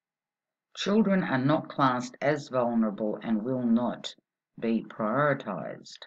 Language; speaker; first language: English; native; English